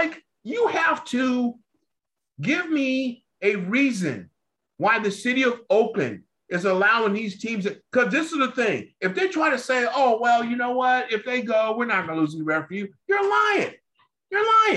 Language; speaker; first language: English; native; English